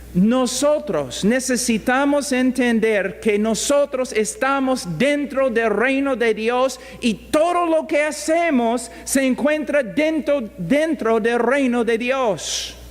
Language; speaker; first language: Spanish; non-native, fluent; English